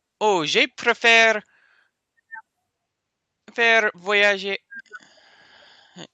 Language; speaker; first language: French; non-native, learner; English